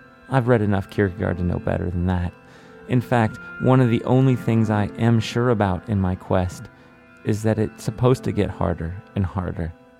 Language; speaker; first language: English; native; English